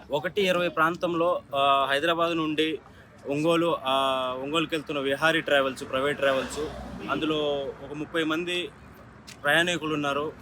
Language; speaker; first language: Telugu; native; Telugu